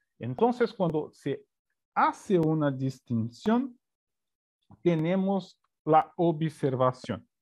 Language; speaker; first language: Spanish; non-native, fluent; Portuguese